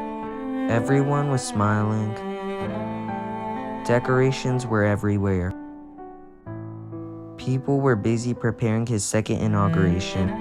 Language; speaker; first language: English; non-native, fluent; Chinese